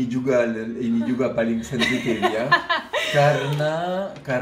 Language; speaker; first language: Indonesian; non-native, fluent; French